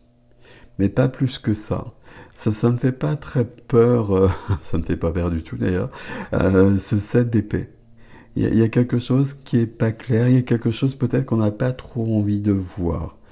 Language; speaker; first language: French; native; French